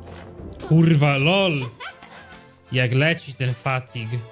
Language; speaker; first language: Polish; native; Polish